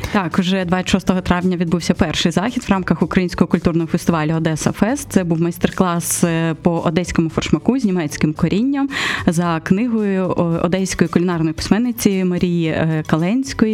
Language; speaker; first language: Ukrainian; native; Ukrainian